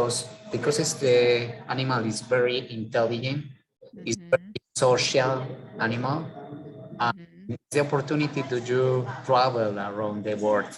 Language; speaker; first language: English; non-native, learner; Spanish